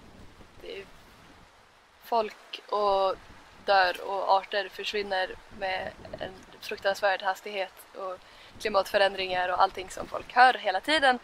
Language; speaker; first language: Swedish; native; Swedish